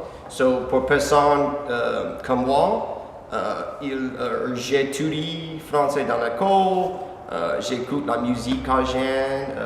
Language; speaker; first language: French; non-native, learner; English